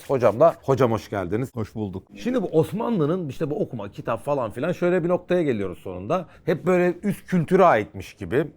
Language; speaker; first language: Turkish; native; Turkish